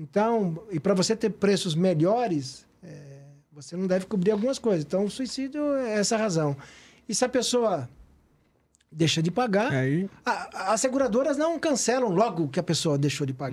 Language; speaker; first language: Portuguese; native; Portuguese